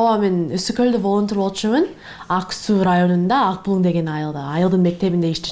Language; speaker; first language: Kyrgyz; non-native, learner; English